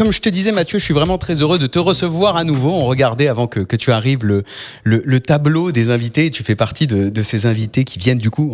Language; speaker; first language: French; native; French